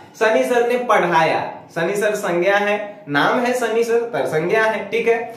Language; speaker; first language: Hindi; native; Hindi